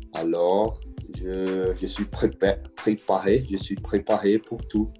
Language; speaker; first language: French; non-native, learner; Portuguese